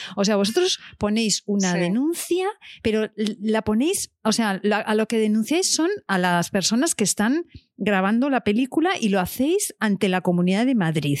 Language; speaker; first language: Spanish; native; Spanish